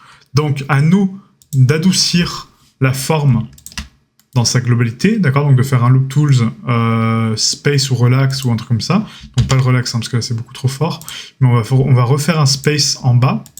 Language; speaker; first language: French; native; French